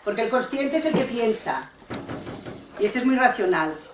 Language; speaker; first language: Spanish; non-native, local second language; Catalan